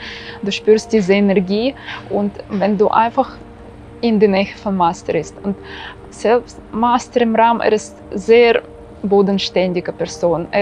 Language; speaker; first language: German; non-native, fluent; Russian